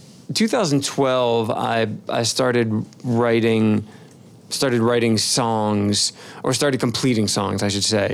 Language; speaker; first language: English; native; English